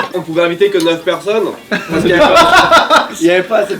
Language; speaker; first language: French; native; French